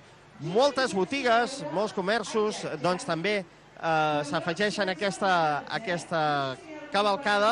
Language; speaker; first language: Catalan; native; Catalan